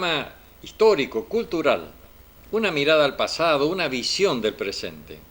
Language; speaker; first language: Spanish; native; Spanish